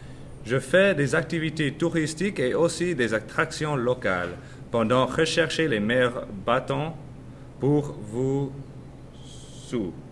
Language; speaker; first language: French; non-native, learner; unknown